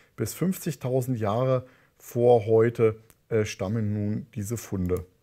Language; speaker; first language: German; native; German